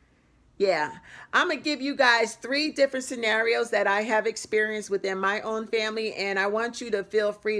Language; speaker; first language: English; native; English